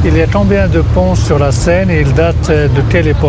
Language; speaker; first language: French; non-native, local second language; Arabic